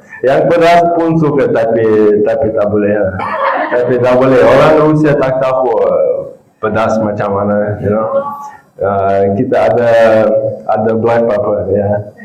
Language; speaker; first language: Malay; non-native, learner; Russian